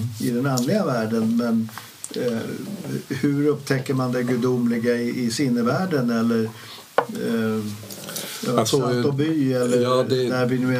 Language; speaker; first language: Swedish; native; Swedish